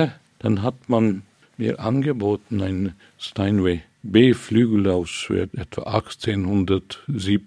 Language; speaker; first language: German; non-native, fluent; Hungarian